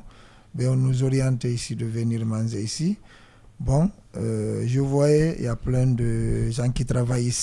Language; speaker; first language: French; non-native, learner; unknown